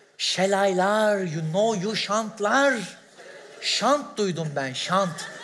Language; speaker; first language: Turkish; native; Turkish